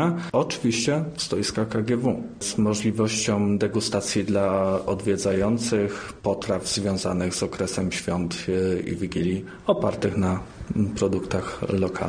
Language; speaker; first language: Polish; native; Polish